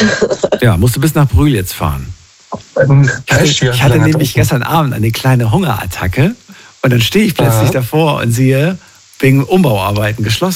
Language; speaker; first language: German; native; German